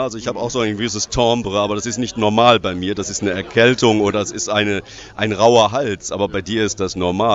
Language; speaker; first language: German; native; German